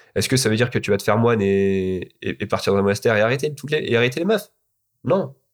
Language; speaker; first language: French; native; French